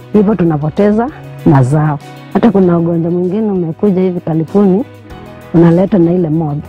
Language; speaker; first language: Swahili; non-native, local second language; Kamba